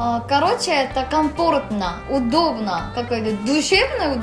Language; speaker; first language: Russian; non-native, learner; Korean